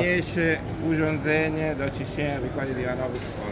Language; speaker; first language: Polish; non-native, learner; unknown